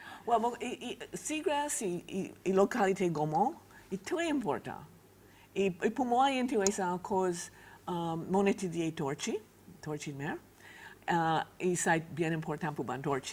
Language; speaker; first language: Haitian Creole; non-native, fluent; English